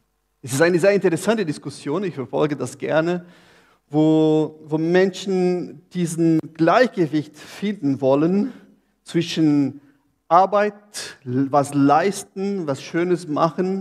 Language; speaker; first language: German; non-native, fluent; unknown